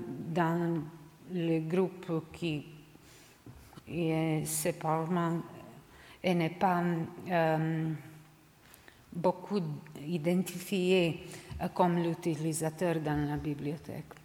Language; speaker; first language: French; non-native, learner; Serbian